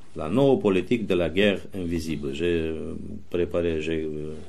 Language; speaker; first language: French; non-native, fluent; Romanian